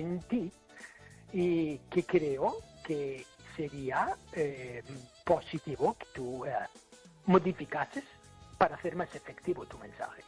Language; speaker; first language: Spanish; non-native, fluent; English